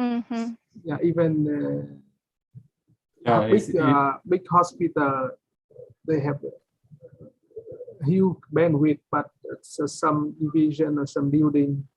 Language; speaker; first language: English; non-native, fluent; Vietnamese